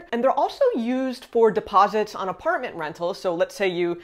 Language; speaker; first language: English; native; English